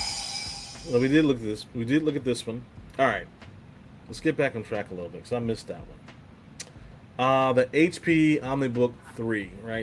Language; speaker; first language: English; native; English